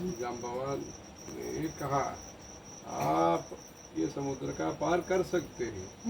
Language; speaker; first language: Hindi; non-native, local second language; Tamil